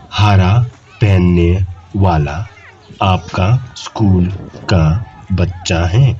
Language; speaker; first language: Hindi; non-native, local second language; Khasi